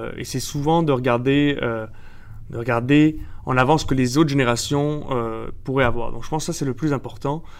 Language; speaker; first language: French; early bilingual, other home language; Spanish